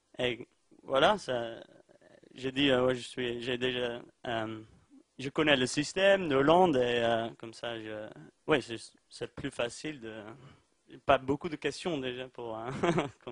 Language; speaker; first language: French; non-native, learner; Dutch